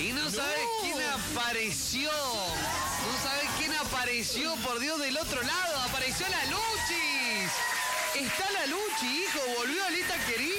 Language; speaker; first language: Spanish; native; Spanish